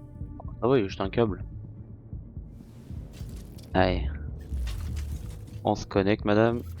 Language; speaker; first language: French; native; French